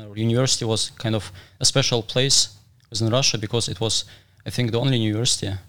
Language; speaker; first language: English; non-native, fluent; Russian